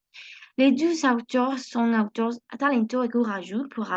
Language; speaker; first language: French; non-native, learner; Spanish